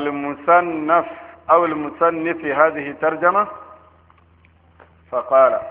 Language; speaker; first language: Arabic; non-native, fluent; Hausa